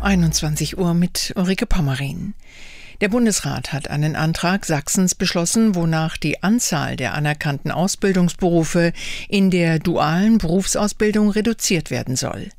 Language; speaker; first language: German; native; German